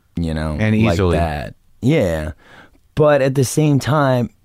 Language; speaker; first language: English; native; English